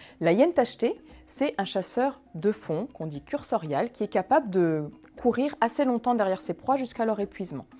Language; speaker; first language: French; native; French